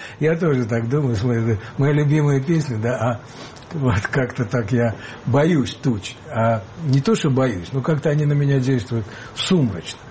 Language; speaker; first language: Russian; native; Russian